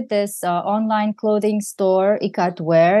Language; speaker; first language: English; non-native, fluent; Russian